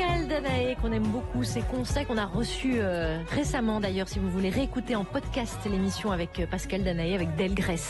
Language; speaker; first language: French; native; French